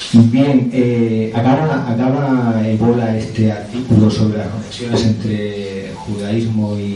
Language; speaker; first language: Spanish; native; Spanish